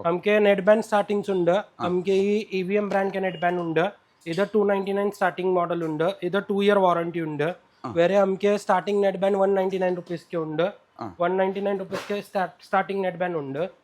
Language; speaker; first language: Malayalam; non-native, fluent; Hindi